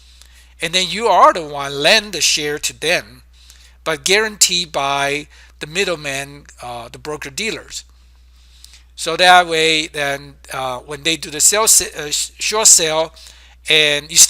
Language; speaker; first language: English; non-native, fluent; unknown